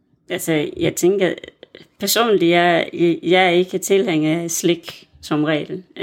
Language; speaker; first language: Danish; non-native, fluent; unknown